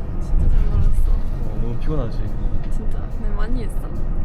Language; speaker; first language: Korean; non-native, learner; French